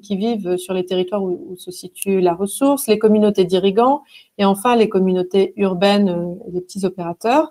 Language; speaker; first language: French; native; French